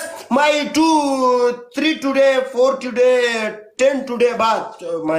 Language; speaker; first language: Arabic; non-native, learner; Pashto